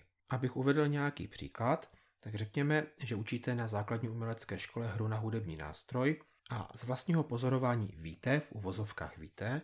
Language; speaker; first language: Czech; native; Czech